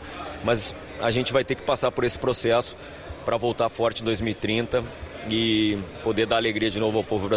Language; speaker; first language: Portuguese; native; Portuguese